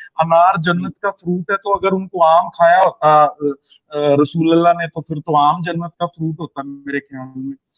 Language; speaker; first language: Urdu; non-native, local second language; Punjabi